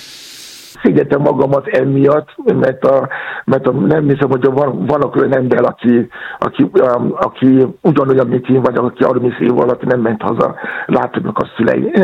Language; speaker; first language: Hungarian; non-native, fluent; Yoruba